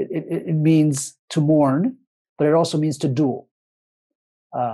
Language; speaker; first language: English; early bilingual, other home language; Spanish